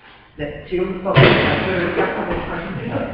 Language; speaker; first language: Korean; native; Korean